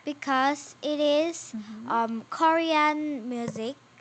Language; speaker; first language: English; non-native, learner; Korean